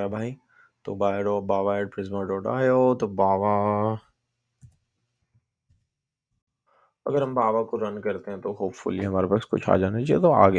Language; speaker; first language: Hindi; native; Hindi